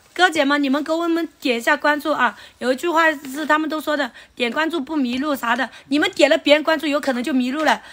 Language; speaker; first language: Chinese; non-native, local second language; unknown